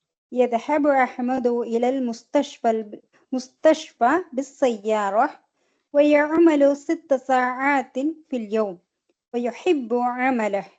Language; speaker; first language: Arabic; non-native, learner; Tamil